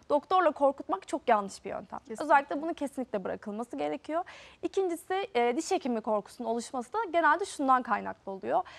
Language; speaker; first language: Turkish; native; Turkish